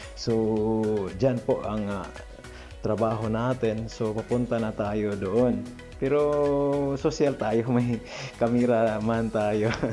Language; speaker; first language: Filipino; non-native, local second language; Cebuano